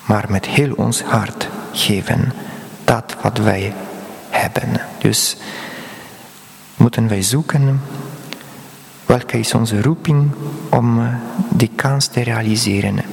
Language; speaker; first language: Dutch; non-native, fluent; Polish